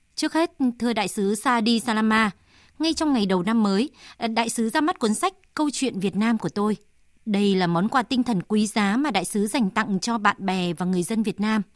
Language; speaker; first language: Vietnamese; native; Vietnamese